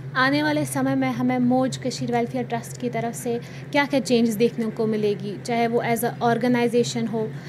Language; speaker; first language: Hindi; non-native, local second language; Kashmiri